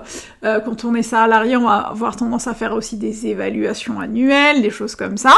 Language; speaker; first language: French; native; French